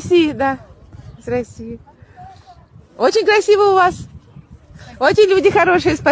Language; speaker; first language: Russian; non-native, fluent; Hindi